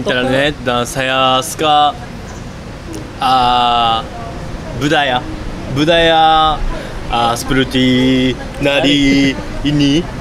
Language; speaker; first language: Indonesian; non-native, learner; Japanese